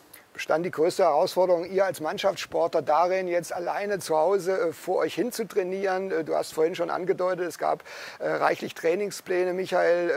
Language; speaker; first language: German; native; German